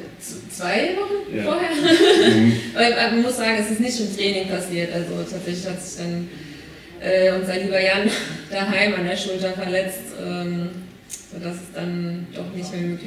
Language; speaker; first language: German; native; German